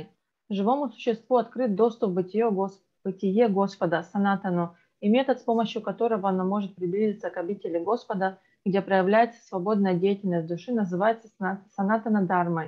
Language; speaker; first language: Russian; native; Russian